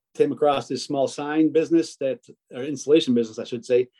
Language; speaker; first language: English; early bilingual, other home language; Italian